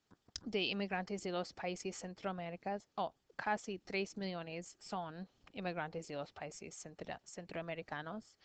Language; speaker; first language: Spanish; non-native, learner; English